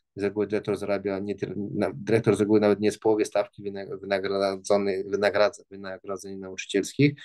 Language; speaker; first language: Polish; native; Polish